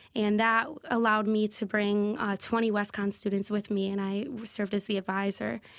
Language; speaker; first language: English; native; English